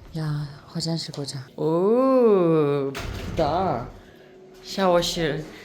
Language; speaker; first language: Korean; non-native, fluent; Uzbek